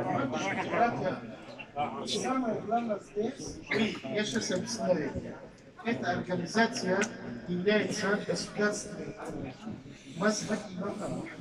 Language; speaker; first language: Russian; non-native, learner; Tajik